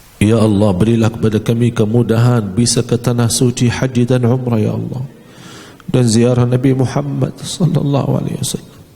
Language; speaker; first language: Malay; non-native, fluent; Arabic